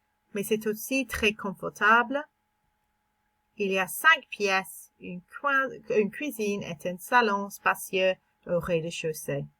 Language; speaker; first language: French; non-native, fluent; English